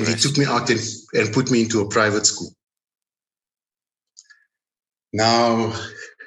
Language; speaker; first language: English; non-native, local second language; Afrikaans